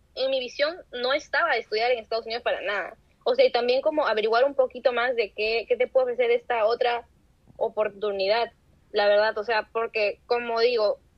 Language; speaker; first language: Spanish; native; Spanish